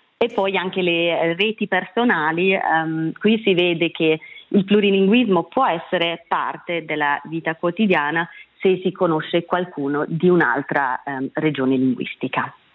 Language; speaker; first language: Italian; non-native, local second language; Swiss German